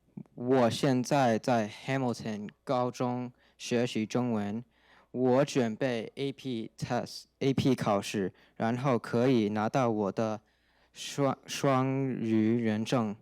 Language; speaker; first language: Chinese; non-native, learner; English